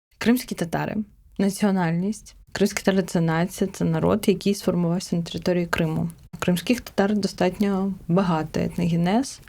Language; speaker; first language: Ukrainian; non-native, local second language; Crimean Tatar